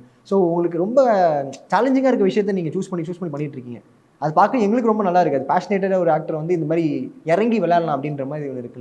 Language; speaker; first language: Tamil; native; Tamil